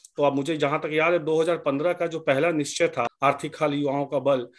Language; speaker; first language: Hindi; native; Hindi